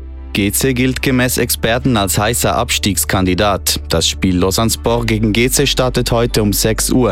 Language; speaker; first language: German; native; German